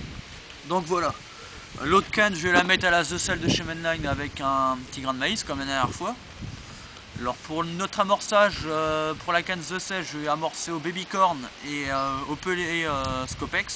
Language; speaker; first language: French; native; French